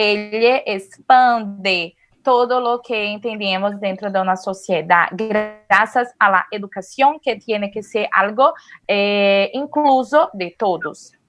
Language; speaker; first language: Spanish; non-native, fluent; Portuguese